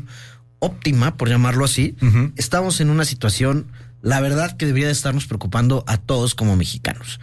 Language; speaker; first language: Spanish; native; Spanish